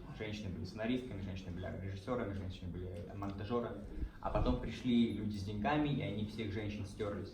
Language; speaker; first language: Russian; native; Russian